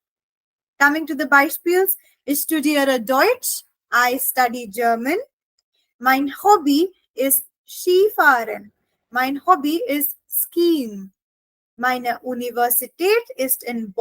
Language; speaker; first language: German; non-native, fluent; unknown